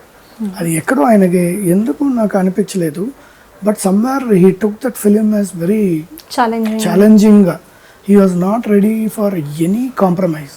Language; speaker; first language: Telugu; non-native, fluent; Tamil